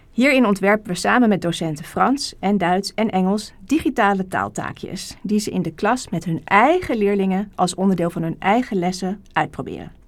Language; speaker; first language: Dutch; native; Dutch